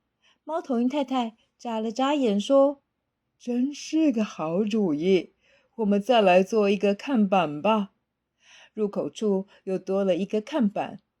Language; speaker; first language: Chinese; native; Chinese